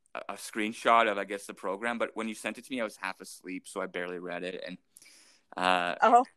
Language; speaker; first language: English; native; English